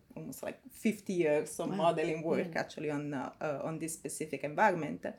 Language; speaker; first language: English; non-native, fluent; Italian